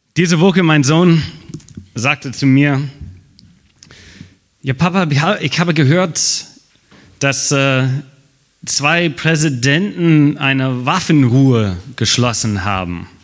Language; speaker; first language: German; non-native, fluent; English